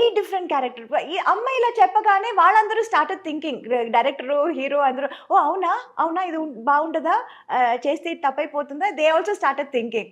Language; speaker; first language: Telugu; non-native, local second language; Tamil